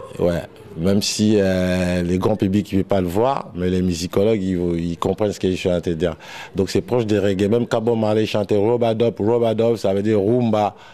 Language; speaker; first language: French; non-native, local second language; Lingala